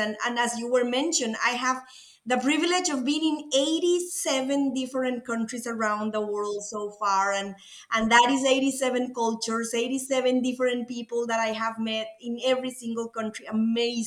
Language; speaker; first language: English; non-native, fluent; Spanish